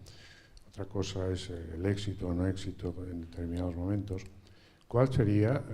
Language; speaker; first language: Spanish; native; Spanish